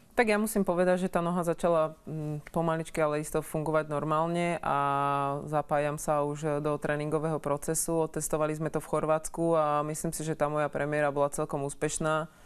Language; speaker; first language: Slovak; native; Slovak